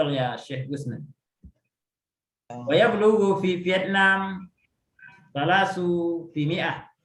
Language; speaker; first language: Arabic; non-native, fluent; Indonesian